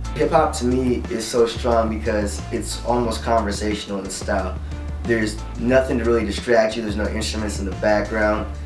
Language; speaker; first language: English; native; English